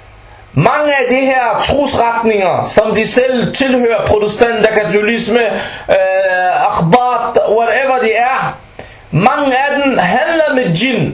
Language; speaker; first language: Danish; non-native, fluent; Arabic